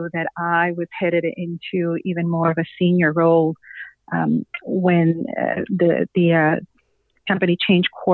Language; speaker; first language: English; non-native, fluent; Spanish